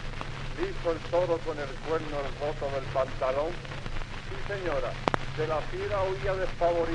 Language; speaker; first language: Spanish; native; Spanish